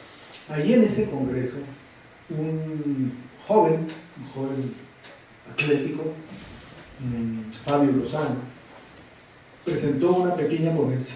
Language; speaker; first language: Spanish; native; Spanish